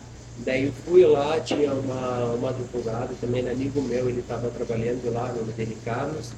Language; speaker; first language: Portuguese; non-native, fluent; Arabic